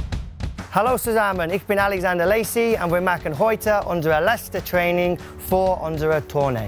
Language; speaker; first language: German; non-native, learner; English